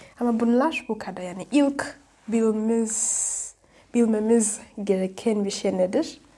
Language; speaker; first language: Turkish; non-native, fluent; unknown